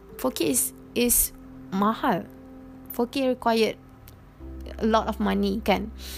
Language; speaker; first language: English; non-native, local second language; Malay